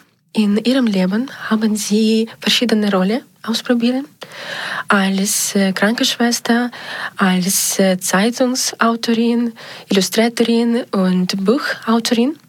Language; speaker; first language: German; non-native, learner; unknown